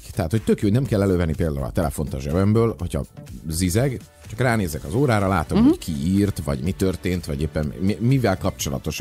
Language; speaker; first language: Hungarian; native; Hungarian